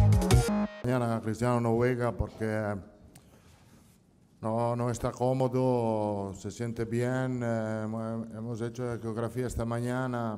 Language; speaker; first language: Spanish; non-native, fluent; Italian